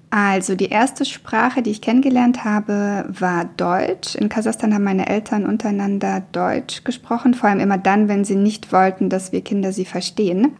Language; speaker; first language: German; early bilingual, other home language; Russian